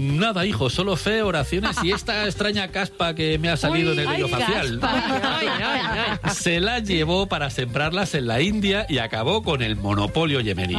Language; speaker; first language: Spanish; native; Spanish